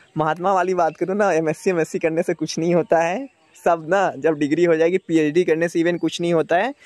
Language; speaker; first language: Hindi; native; Hindi